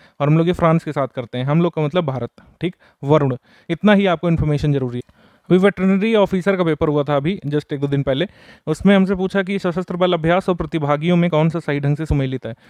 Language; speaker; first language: Hindi; native; Hindi